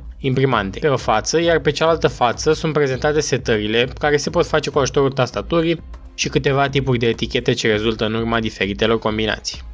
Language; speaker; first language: Romanian; native; Romanian